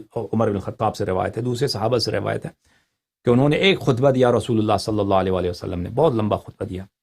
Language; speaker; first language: Urdu; non-native, fluent; Persian